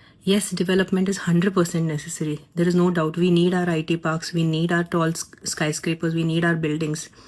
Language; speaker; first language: English; non-native, local second language; Telugu